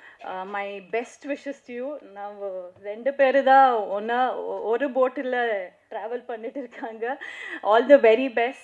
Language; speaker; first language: Tamil; non-native, learner; Kannada